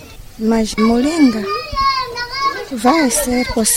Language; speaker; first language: Portuguese; non-native, local second language; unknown